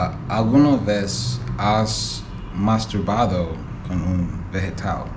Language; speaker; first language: Spanish; non-native, learner; English